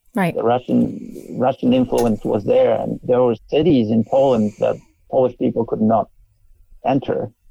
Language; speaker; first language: English; non-native, fluent; Polish